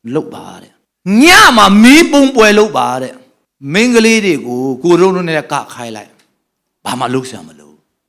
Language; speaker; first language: Burmese; non-native, local second language; Tedim Chin